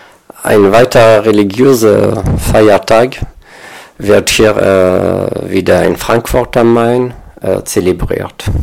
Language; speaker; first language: German; non-native, fluent; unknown